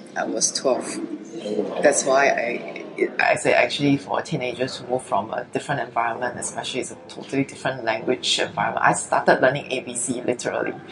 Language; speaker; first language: English; early bilingual, other home language; Chinese